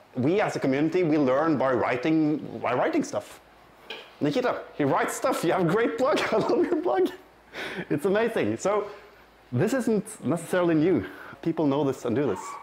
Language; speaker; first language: English; non-native, fluent; Norwegian